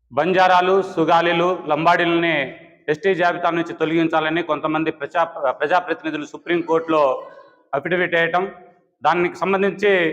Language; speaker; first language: Telugu; non-native, local second language; Lambadi